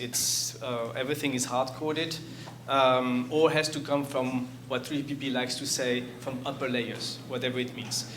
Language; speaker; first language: English; non-native, fluent; French